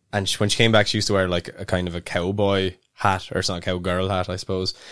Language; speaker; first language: English; native; English